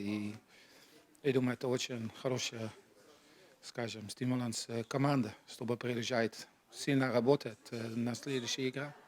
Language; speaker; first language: Russian; non-native, learner; Dutch